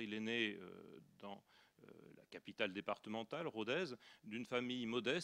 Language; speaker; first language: French; native; French